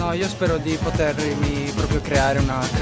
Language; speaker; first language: Italian; native; Italian